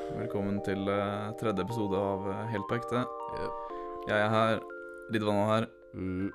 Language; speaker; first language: Norwegian; early bilingual, other home language; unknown